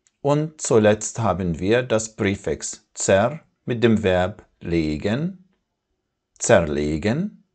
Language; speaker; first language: German; non-native, fluent; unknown